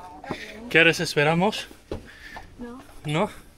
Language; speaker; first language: Spanish; non-native, learner; Greek